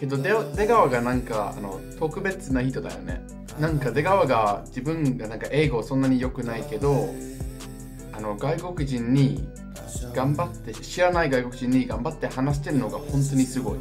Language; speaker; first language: Japanese; non-native, fluent; English